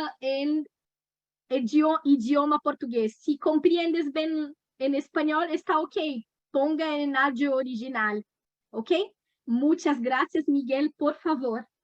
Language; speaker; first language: Spanish; non-native, learner; Portuguese